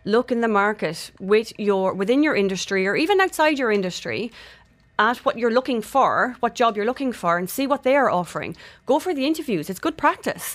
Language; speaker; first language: English; native; English